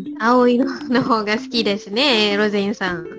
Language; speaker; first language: Japanese; non-native, learner; Malay